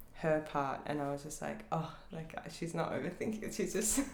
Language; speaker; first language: English; native; English